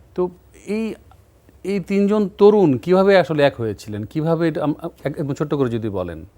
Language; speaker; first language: Bangla; native; Bangla